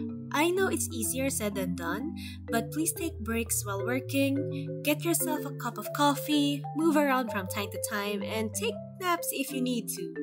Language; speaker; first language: English; non-native, local second language; Filipino